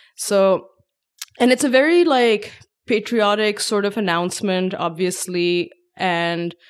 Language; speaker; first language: English; non-native, local second language; Urdu